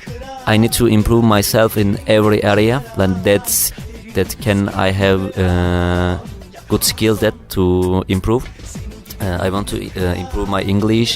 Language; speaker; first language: English; non-native, learner; Turkish